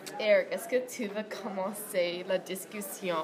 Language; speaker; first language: French; non-native, learner; English